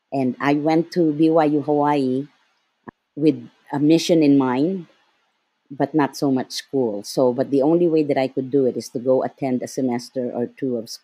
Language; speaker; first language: English; non-native, local second language; Filipino